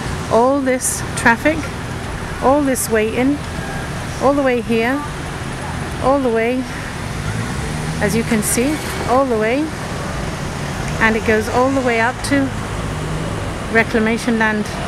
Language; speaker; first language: English; early bilingual, other home language; Spanish